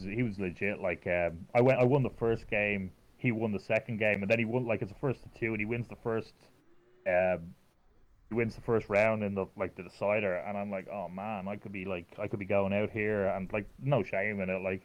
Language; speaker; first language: English; native; English